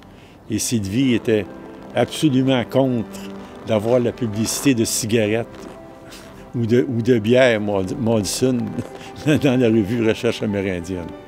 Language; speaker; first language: French; native; French